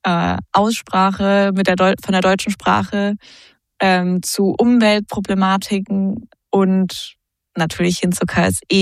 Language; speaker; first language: German; native; German